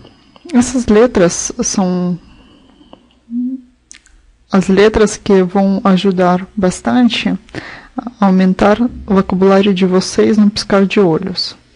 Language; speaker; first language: Portuguese; non-native, fluent; Russian